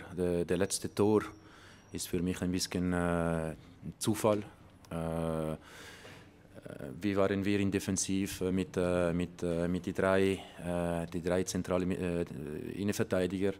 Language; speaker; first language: German; non-native, learner; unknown